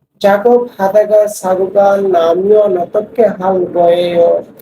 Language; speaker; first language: Korean; non-native, fluent; Bangla